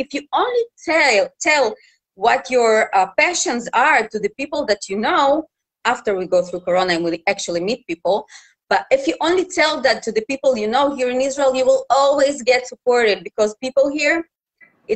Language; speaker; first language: English; non-native, fluent; Russian